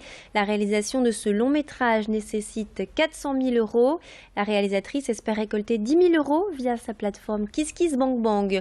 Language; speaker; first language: French; native; French